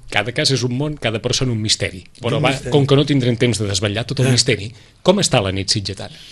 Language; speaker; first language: Catalan; native; Catalan